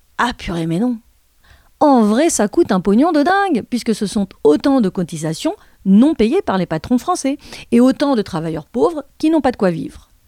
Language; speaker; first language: French; native; French